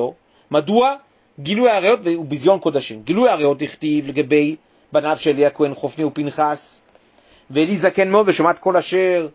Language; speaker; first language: Hebrew; native; Hebrew